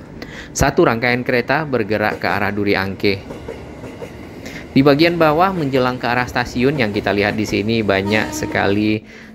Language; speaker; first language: Indonesian; native; Indonesian